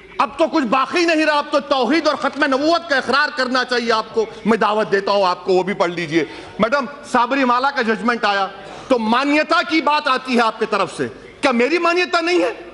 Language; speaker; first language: Urdu; native; Urdu